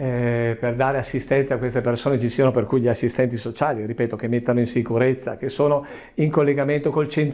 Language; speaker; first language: Italian; native; Italian